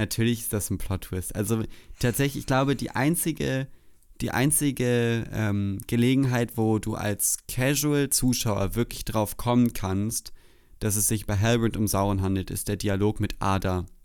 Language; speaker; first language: German; native; German